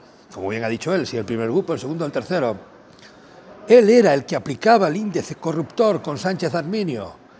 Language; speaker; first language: Spanish; native; Spanish